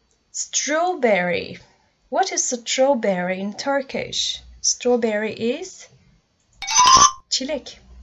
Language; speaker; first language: English; non-native, fluent; Turkish